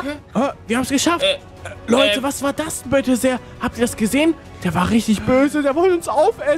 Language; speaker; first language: German; native; German